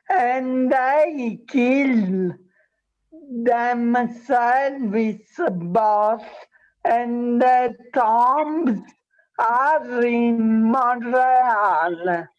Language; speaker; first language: English; non-native, learner; Italian